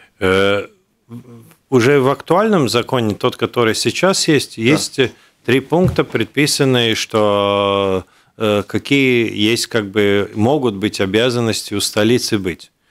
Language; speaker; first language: Russian; non-native, local second language; Latvian